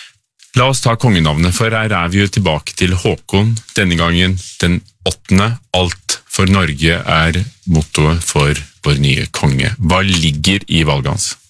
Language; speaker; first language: Norwegian; native; Norwegian